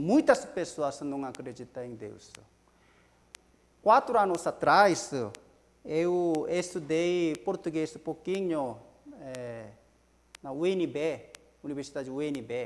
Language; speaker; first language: Portuguese; non-native, learner; Korean